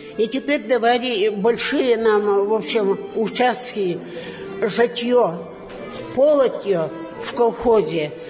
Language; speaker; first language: Russian; native; Russian